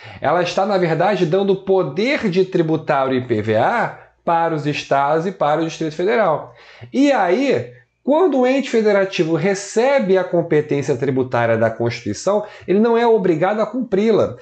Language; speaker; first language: Portuguese; native; Portuguese